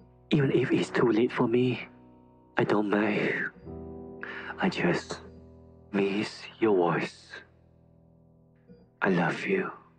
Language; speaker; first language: English; non-native, local second language; Chinese